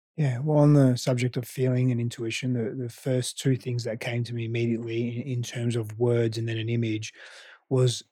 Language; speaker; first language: English; non-native, local second language; Greek